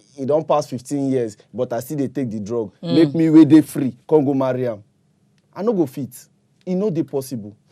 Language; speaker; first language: Nigerian Pidgin; native; Nigerian Pidgin